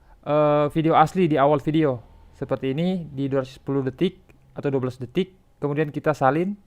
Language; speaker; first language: Indonesian; native; Indonesian